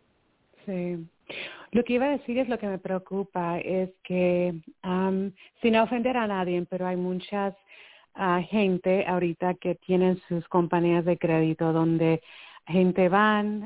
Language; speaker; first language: Spanish; early bilingual, heritage; Spanish